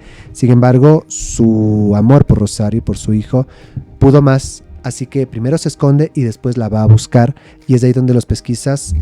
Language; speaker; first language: Spanish; native; Spanish